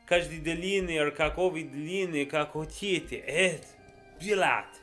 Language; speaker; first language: Russian; non-native, learner; English